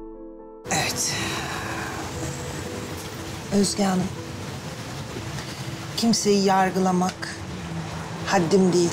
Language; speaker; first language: Turkish; native; Turkish